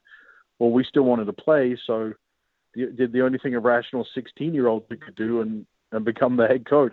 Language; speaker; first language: English; native; English